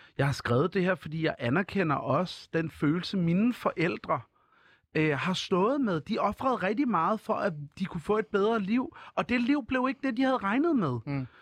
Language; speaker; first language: Danish; early bilingual, other home language; Arabic